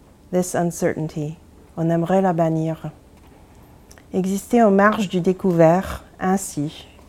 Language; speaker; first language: French; non-native, fluent; English